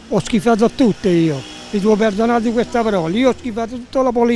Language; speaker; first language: Italian; native; Italian